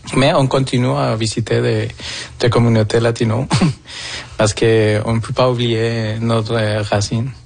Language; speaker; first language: French; non-native, fluent; Spanish